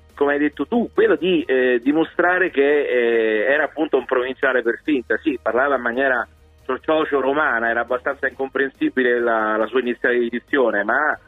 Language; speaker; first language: Italian; native; Italian